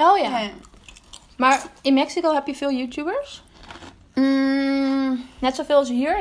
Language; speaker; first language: Dutch; native; Dutch